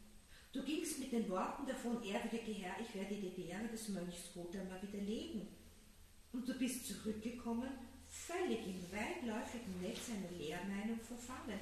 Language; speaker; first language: German; native; German